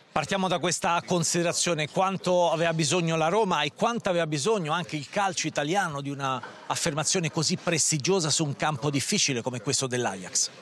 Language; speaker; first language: Italian; native; Italian